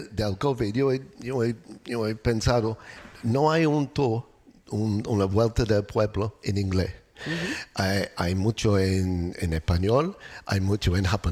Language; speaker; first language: Spanish; non-native, learner; English